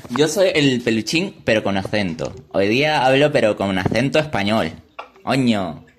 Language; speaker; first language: Spanish; native; Spanish